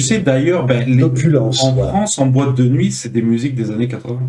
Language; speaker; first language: French; native; French